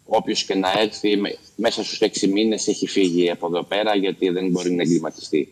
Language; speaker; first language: Greek; native; Greek